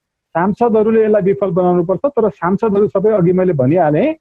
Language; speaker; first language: Nepali; native; Nepali